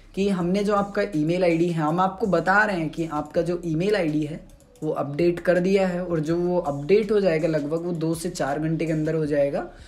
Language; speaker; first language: Hindi; native; Hindi